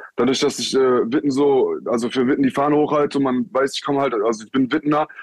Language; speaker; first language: German; native; German